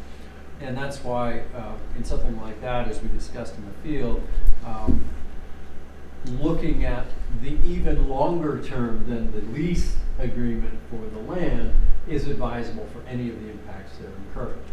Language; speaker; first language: English; native; English